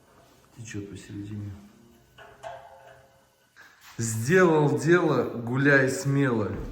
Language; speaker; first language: Russian; native; Russian